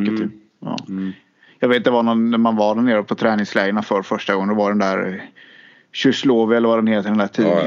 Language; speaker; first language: Swedish; native; Swedish